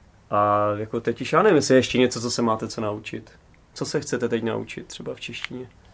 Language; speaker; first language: Czech; native; Czech